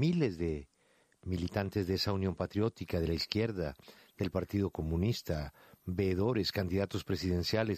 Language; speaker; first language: Spanish; native; Spanish